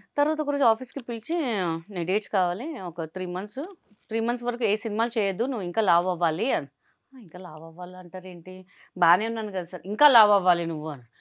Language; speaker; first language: Telugu; non-native, local second language; Hindi